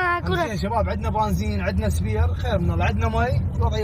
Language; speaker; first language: Arabic; native; Arabic